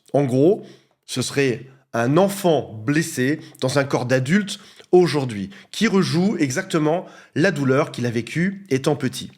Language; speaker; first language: French; native; French